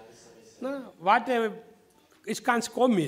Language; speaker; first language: German; non-native, fluent; Hindi